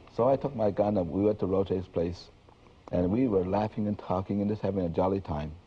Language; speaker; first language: English; native; English